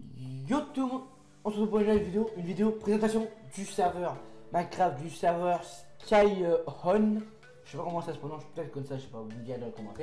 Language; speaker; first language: French; native; French